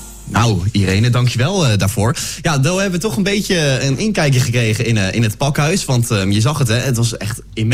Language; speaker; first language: Dutch; native; Dutch